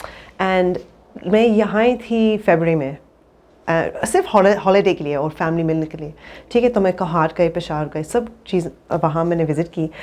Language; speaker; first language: Hindi; early bilingual, heritage; English